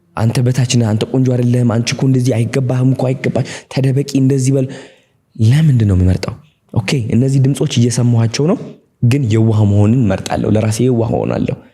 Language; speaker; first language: Amharic; non-native, local second language; Tigrinya